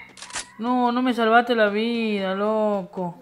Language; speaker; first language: Spanish; native; Spanish